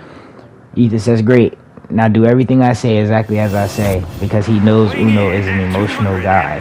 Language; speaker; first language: English; native; English